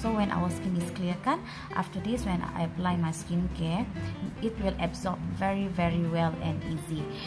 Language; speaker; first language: English; non-native, local second language; Malay